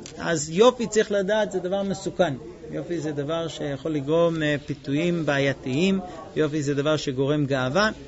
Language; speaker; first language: Hebrew; non-native, fluent; English